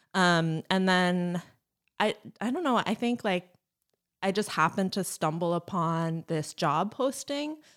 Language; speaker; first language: English; native; English